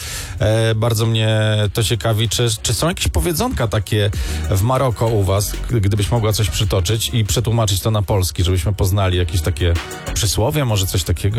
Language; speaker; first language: Polish; native; Polish